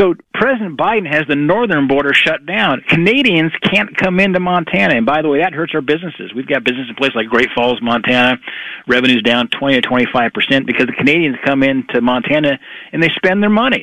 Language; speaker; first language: English; native; English